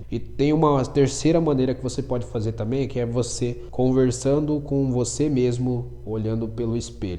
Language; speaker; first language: Portuguese; native; Portuguese